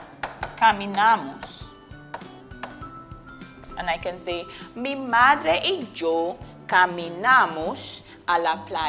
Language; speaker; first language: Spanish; non-native, fluent; English